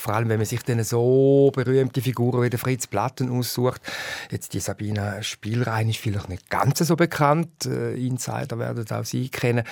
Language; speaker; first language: German; native; German